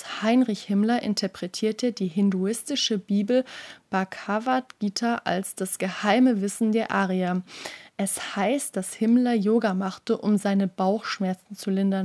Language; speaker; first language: German; native; German